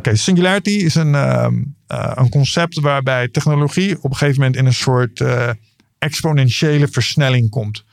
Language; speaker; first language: Dutch; native; Dutch